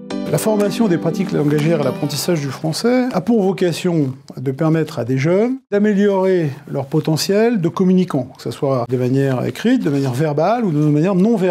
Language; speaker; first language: French; native; French